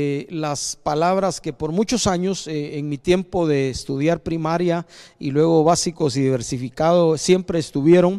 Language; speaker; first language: Spanish; native; Spanish